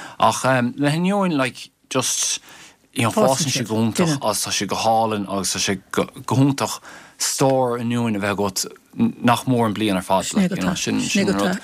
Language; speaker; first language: Irish; native; Irish